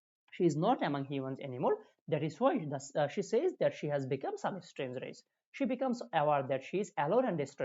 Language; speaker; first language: English; non-native, local second language; Bangla